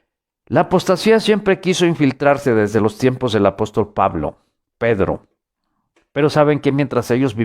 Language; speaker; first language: Spanish; native; Spanish